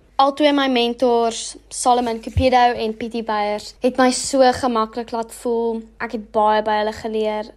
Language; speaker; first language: Afrikaans; non-native, local second language; English